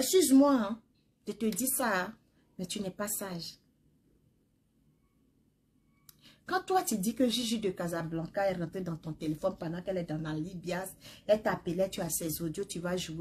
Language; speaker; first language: French; non-native, local second language; Baoulé